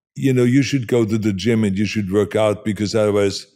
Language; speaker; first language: English; non-native, fluent; German